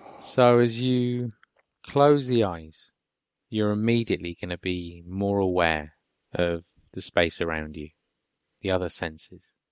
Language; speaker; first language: English; native; English